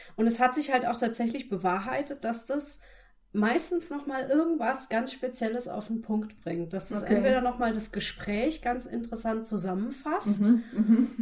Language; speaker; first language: German; native; German